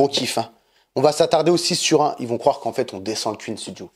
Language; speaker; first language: French; native; French